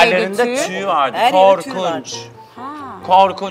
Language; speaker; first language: Turkish; native; Turkish